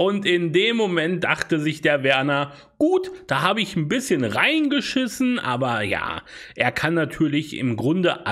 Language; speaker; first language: German; native; German